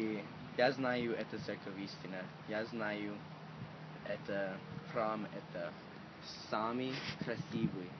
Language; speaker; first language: Russian; non-native, learner; English